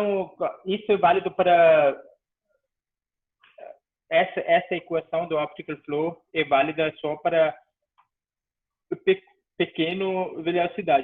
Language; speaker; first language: Portuguese; non-native, fluent; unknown